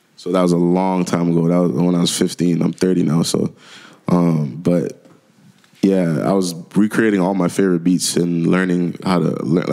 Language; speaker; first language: English; native; English